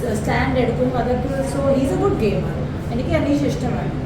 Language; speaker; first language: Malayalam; early bilingual, heritage; Malayalam